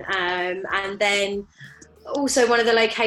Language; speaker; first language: English; native; English